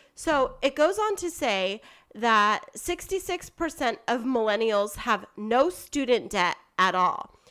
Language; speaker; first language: English; native; English